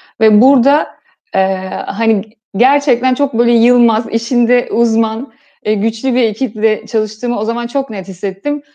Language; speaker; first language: Turkish; native; Turkish